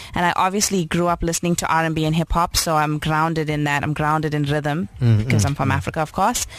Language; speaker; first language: English; native; English